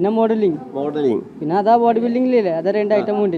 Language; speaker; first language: Malayalam; non-native, local second language; Odia